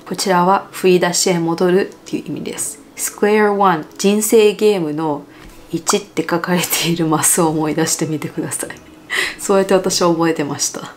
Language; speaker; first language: Japanese; early bilingual, other home language; English